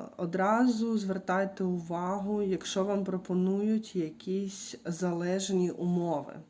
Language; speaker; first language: Ukrainian; non-native, local second language; Russian